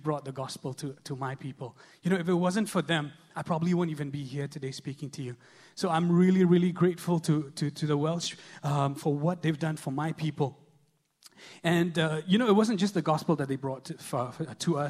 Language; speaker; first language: English; non-native, local second language; Khasi